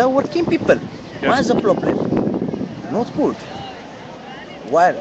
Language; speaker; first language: English; non-native, learner; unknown